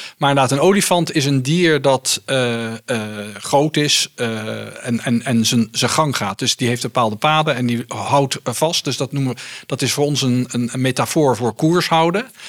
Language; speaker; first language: Dutch; early bilingual, heritage; Dutch